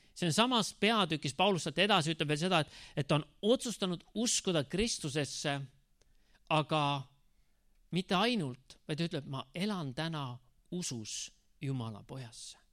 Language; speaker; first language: Estonian; native; Estonian